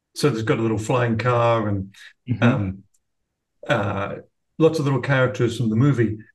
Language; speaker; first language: English; native; English